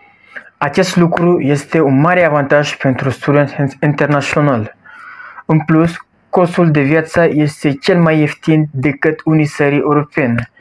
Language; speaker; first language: Romanian; non-native, learner; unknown